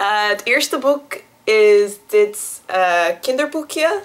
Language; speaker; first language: Dutch; non-native, learner; English